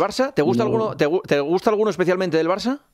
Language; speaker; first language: Spanish; native; Spanish